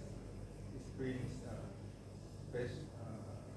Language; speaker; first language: English; non-native, learner; Sinhala